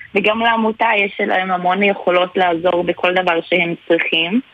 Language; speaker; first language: Hebrew; non-native, fluent; Portuguese